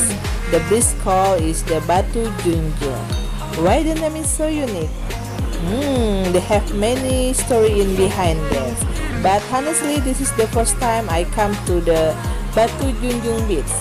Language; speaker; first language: English; non-native, learner; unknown